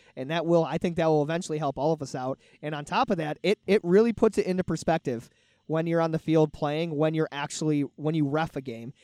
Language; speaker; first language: English; native; English